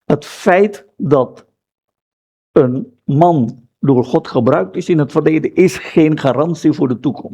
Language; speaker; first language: Dutch; non-native, fluent; Indonesian